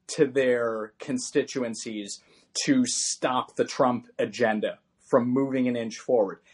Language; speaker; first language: English; native; English